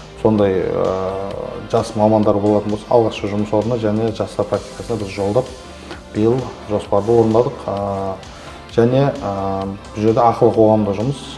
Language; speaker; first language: Kazakh; native; Kazakh